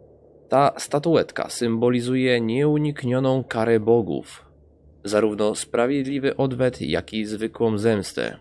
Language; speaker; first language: Polish; native; Polish